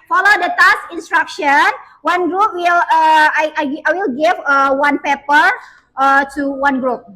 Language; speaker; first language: English; non-native, fluent; Indonesian